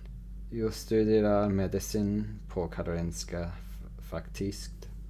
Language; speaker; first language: Swedish; non-native, learner; English